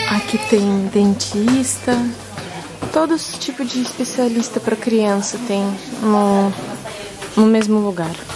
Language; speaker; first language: Portuguese; non-native, fluent; Russian